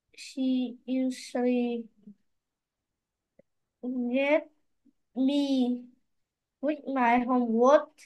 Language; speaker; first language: English; non-native, learner; Vietnamese